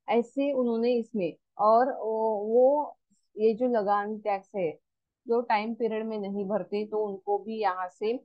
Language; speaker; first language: Hindi; non-native, local second language; Marathi